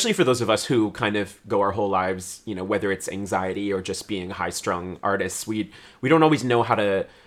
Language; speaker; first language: English; native; English